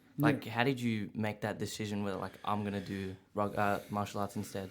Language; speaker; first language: English; native; English